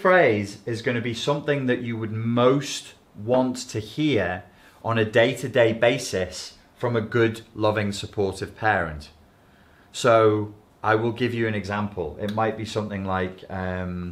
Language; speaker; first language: English; native; English